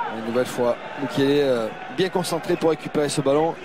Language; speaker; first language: French; native; French